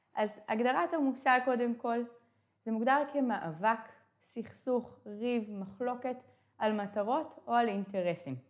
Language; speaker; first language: Hebrew; native; Hebrew